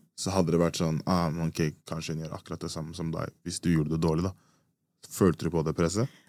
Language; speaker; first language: Norwegian; early bilingual, other home language; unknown